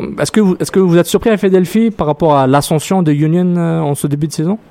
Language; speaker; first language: French; native; French